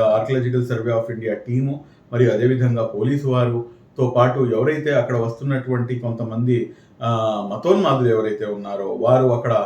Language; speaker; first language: Telugu; non-native, local second language; Urdu